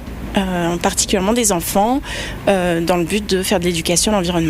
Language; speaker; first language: French; native; French